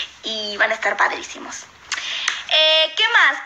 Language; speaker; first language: Spanish; native; Spanish